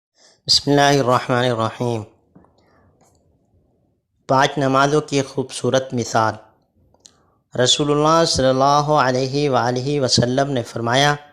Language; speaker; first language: Urdu; native; Urdu